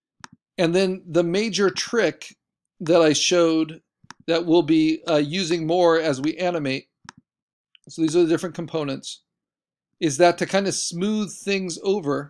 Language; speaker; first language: English; native; English